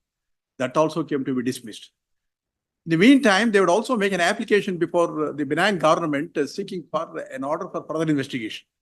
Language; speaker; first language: English; non-native, local second language; Kannada